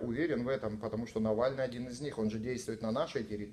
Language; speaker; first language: Russian; native; Russian